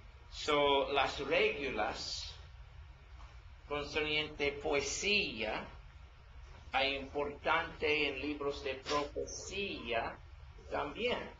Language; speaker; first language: Spanish; non-native, learner; English